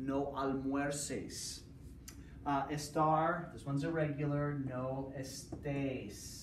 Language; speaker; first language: Spanish; non-native, fluent; English